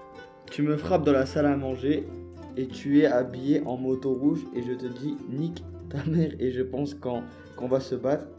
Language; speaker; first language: French; native; French